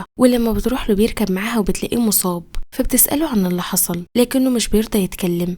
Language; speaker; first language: Arabic; native; Arabic